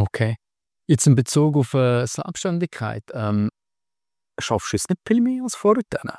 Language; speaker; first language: German; native; German